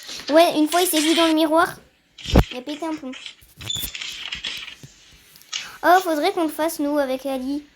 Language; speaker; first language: French; native; French